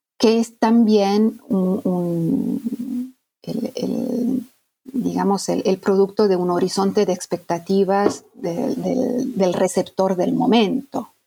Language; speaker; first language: Spanish; non-native, fluent; Italian